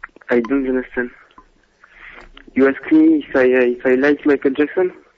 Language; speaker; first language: English; non-native, learner; French